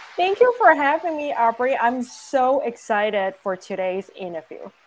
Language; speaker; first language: English; non-native, local second language; Cantonese